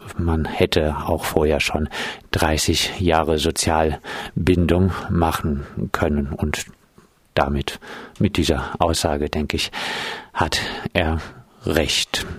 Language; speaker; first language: German; native; German